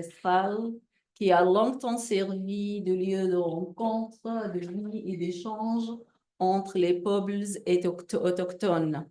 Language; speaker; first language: French; non-native, fluent; Arabic